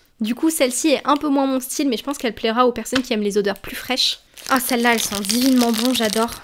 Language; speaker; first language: French; native; French